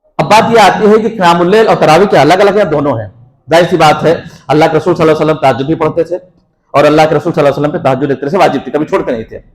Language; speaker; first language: Urdu; native; Urdu